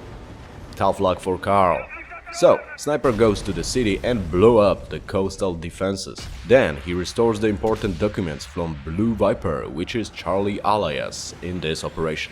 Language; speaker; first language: English; non-native, fluent; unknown